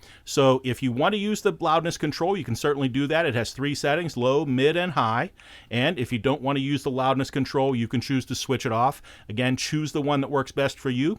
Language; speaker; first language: English; native; English